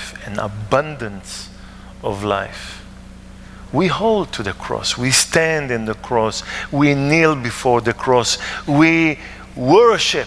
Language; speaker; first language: English; non-native, fluent; Hebrew